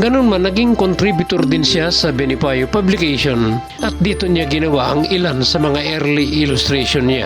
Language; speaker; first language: Filipino; native; Filipino